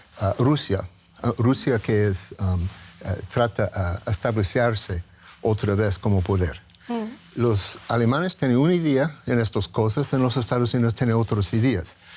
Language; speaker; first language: Spanish; non-native, learner; English